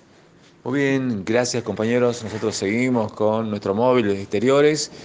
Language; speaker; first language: Spanish; native; Spanish